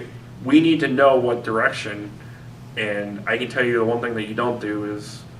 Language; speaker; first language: English; native; English